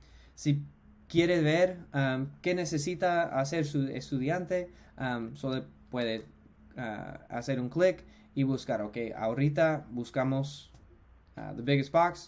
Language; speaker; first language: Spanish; non-native, fluent; English